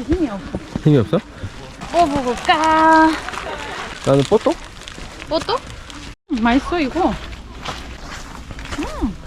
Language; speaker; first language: Korean; non-native, learner; Spanish